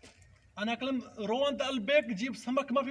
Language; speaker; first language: Arabic; non-native, learner; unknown